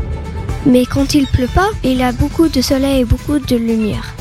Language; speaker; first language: French; non-native, learner; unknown